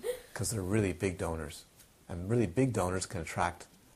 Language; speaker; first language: English; native; English